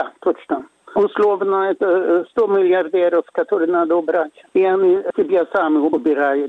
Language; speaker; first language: Russian; non-native, fluent; Swedish